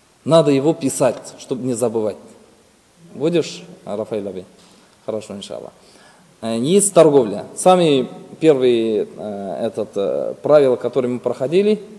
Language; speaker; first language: Russian; non-native, fluent; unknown